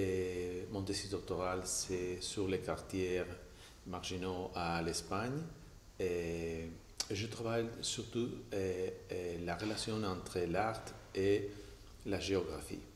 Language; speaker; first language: French; non-native, fluent; Spanish